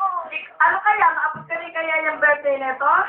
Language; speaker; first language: Filipino; native; Filipino